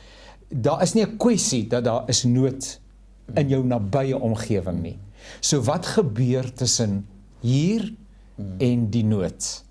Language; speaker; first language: Afrikaans; native; Afrikaans